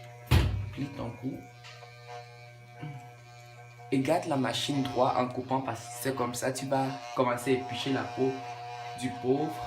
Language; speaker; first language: French; non-native, local second language; English